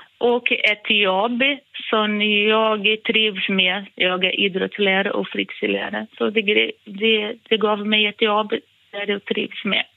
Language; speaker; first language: Swedish; non-native, fluent; Portuguese